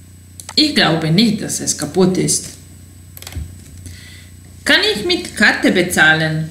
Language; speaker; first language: German; non-native, fluent; Serbian